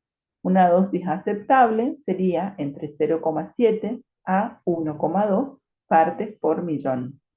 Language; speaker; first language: Spanish; native; Spanish